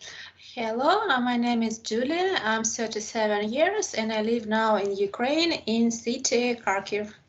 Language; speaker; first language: English; non-native, learner; Ukrainian